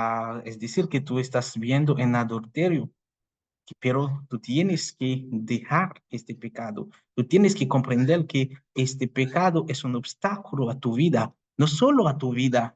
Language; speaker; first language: Spanish; non-native, fluent; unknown